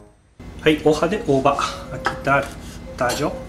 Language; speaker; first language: Spanish; non-native, fluent; Japanese